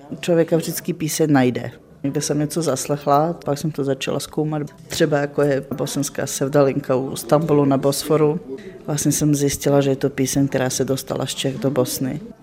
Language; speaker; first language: Czech; non-native, fluent; Bosnian